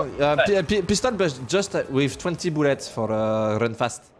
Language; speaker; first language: English; non-native, learner; French